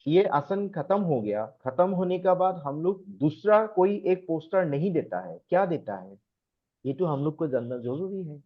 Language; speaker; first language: Hindi; non-native, local second language; Assamese